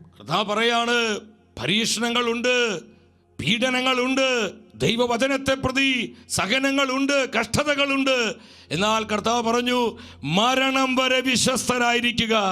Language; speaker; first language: Malayalam; native; Malayalam